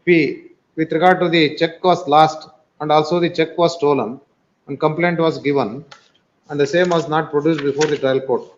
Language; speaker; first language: English; non-native, local second language; Kannada